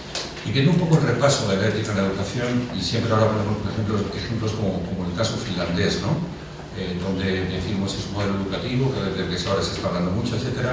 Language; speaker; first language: Spanish; native; Spanish